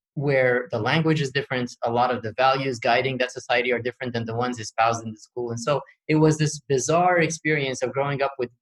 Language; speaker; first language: English; early bilingual, other home language; Arabic